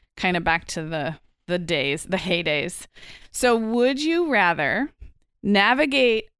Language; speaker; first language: English; native; English